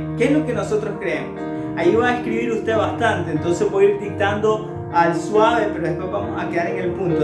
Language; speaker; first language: Spanish; native; Spanish